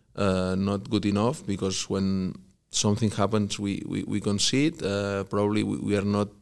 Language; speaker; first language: English; non-native, fluent; Spanish